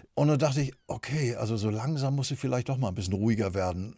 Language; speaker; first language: German; native; German